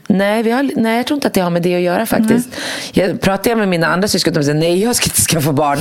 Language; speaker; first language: Swedish; early bilingual, other home language; Arabic